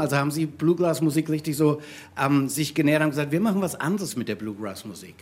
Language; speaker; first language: German; native; German